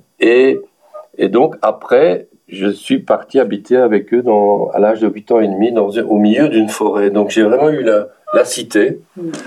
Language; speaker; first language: French; native; French